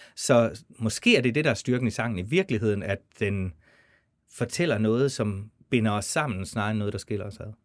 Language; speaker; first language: Danish; native; Danish